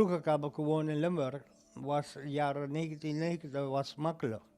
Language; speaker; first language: Dutch; non-native, local second language; Papiamento